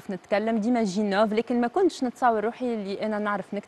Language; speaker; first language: Arabic; native; Arabic